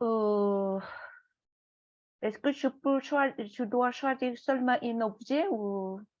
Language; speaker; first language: French; non-native, learner; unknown